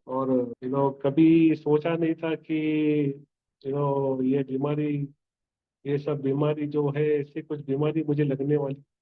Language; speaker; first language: Hindi; native; Hindi